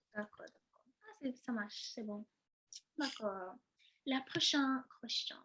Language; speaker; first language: French; non-native, learner; English